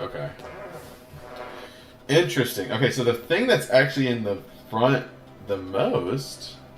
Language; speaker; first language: English; native; English